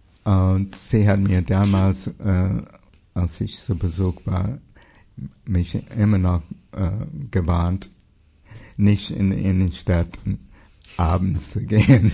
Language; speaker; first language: German; non-native, fluent; English